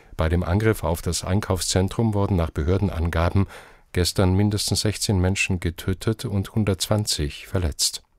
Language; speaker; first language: German; native; German